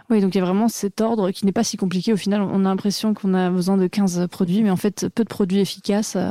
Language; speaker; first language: French; native; French